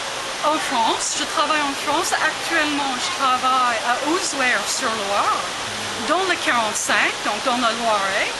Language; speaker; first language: French; non-native, fluent; English